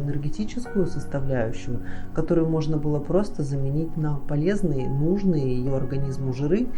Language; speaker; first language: Russian; native; Russian